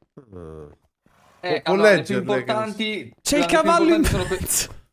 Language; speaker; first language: Italian; native; Italian